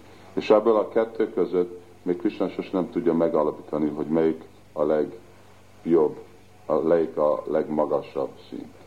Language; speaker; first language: Hungarian; early bilingual, heritage; Hungarian